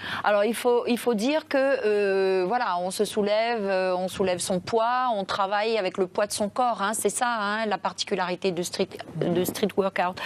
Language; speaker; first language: French; native; French